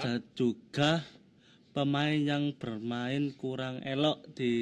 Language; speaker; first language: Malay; non-native, local second language; Javanese